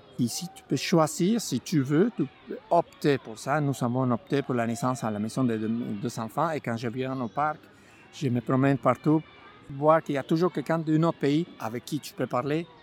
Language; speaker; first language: French; non-native, fluent; Spanish